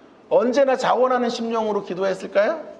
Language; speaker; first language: Korean; native; Korean